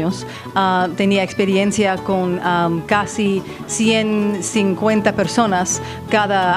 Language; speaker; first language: Spanish; early bilingual, heritage; English